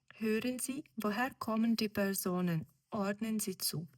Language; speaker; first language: German; non-native, fluent; Ukrainian